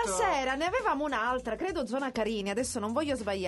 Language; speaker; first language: Italian; native; Italian